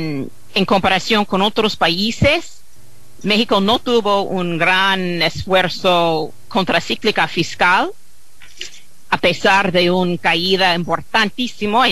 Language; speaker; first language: Spanish; non-native, fluent; English